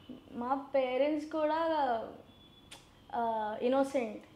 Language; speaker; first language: Telugu; non-native, learner; Gujarati